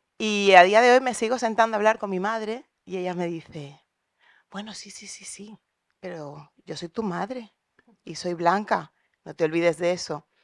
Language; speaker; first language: Spanish; native; Spanish